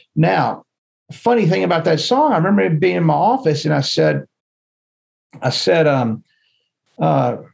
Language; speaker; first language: English; native; English